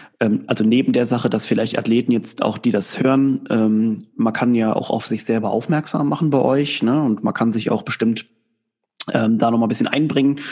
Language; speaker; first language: German; native; German